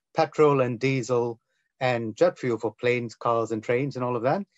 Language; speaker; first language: English; non-native, local second language; Tamil